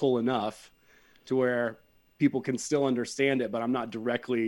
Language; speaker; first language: English; native; English